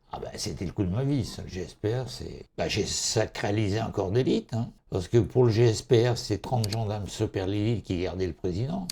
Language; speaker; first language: French; native; French